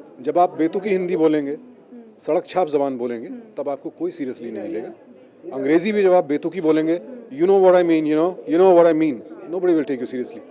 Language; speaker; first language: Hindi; native; Hindi